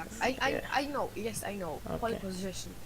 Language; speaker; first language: English; non-native, learner; Macedonian